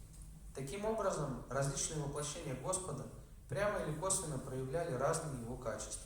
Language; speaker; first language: Russian; native; Russian